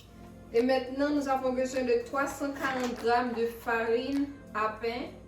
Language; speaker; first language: French; non-native, fluent; English